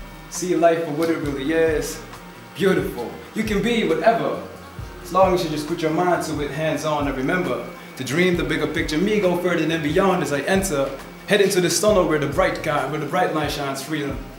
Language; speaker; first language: English; non-native, fluent; Dutch